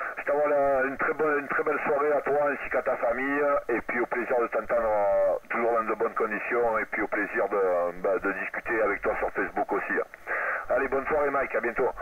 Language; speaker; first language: French; native; French